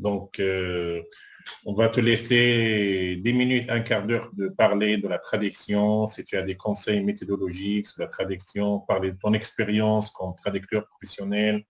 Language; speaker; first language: French; non-native, fluent; Arabic